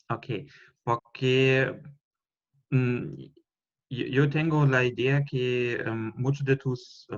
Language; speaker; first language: Spanish; non-native, fluent; German